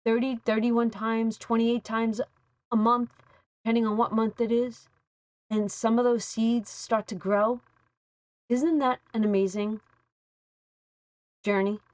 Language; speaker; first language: English; native; English